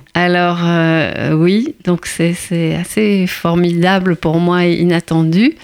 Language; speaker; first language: French; native; French